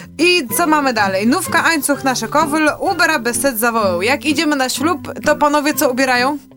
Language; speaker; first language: Polish; native; Polish